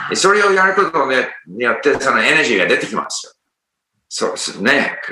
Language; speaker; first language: Japanese; non-native, fluent; English